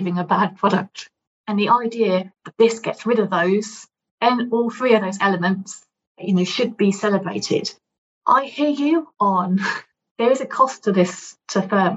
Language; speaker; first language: English; native; English